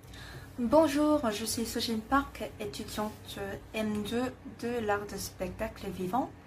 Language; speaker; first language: French; non-native, fluent; Korean